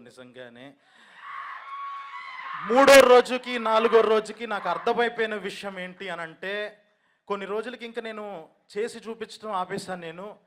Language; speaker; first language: Telugu; native; Telugu